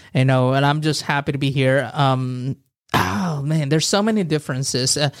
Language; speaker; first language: English; non-native, fluent; Spanish